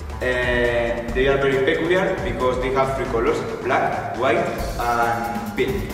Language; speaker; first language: English; non-native, learner; Spanish